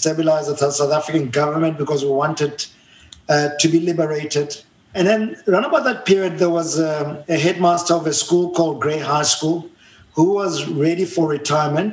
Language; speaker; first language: English; non-native, local second language; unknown